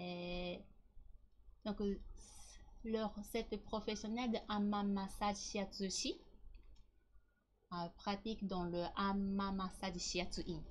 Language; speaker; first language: French; non-native, learner; Japanese